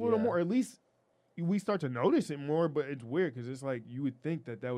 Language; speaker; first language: English; native; English